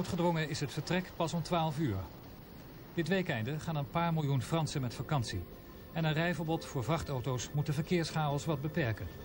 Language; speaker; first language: Dutch; native; Dutch